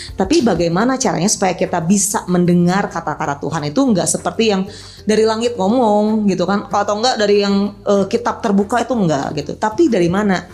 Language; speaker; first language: Indonesian; native; Indonesian